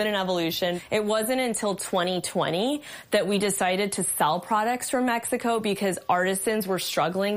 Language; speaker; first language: English; non-native, local second language; Spanish